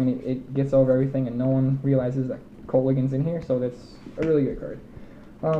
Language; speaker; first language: English; native; English